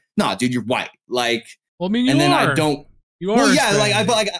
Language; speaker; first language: English; native; English